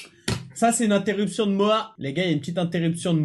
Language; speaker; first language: French; native; French